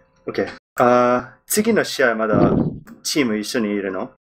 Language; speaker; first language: Japanese; non-native, learner; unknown